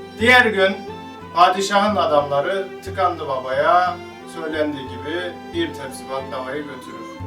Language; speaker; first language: Turkish; native; Turkish